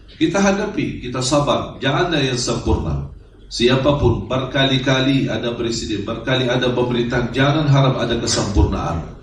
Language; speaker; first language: Indonesian; non-native, fluent; Arabic